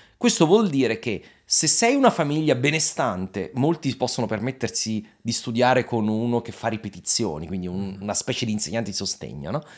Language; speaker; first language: Italian; native; Italian